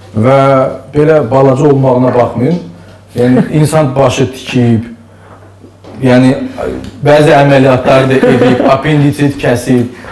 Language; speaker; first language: Azerbaijani; native; Azerbaijani